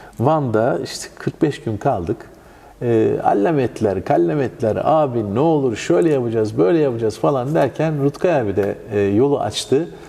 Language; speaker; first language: Turkish; native; Turkish